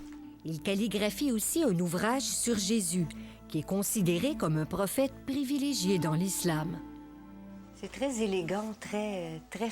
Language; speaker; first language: French; native; French